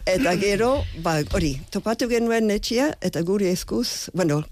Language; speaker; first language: Basque; early bilingual, other home language; English